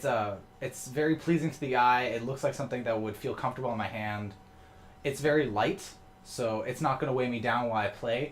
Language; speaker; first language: English; native; English